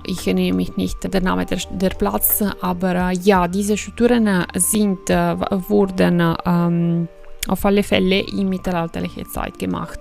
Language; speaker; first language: German; non-native, fluent; Italian